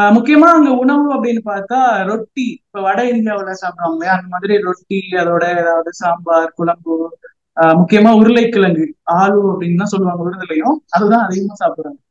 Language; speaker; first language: Tamil; native; Tamil